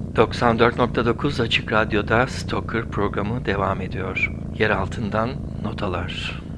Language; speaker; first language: Turkish; native; Turkish